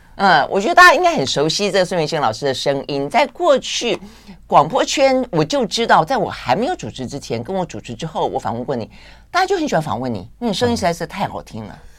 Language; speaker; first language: Chinese; native; Chinese